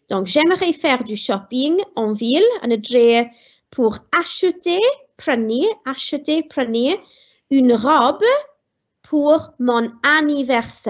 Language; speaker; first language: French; non-native, fluent; Welsh